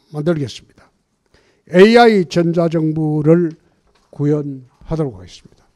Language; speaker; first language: Korean; native; Korean